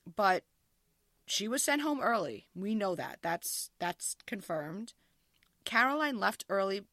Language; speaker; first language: English; native; English